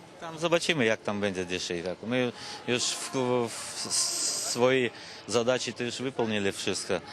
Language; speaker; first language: Polish; non-native, learner; Russian